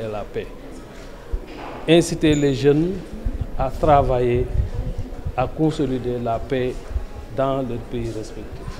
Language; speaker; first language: French; non-native, local second language; Wolof